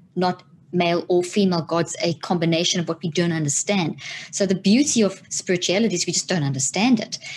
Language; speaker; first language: English; native; English